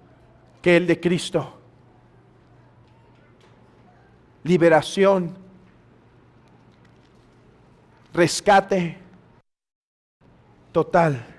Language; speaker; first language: Spanish; native; Spanish